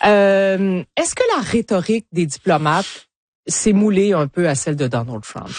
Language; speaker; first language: French; native; French